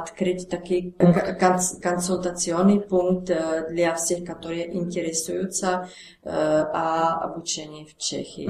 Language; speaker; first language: Russian; non-native, learner; Czech